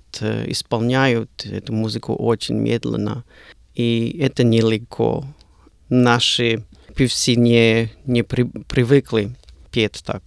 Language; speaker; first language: Russian; non-native, learner; English